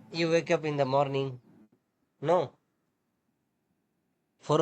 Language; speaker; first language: English; non-native, learner; Urdu